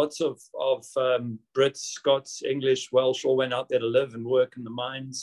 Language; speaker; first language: English; native; English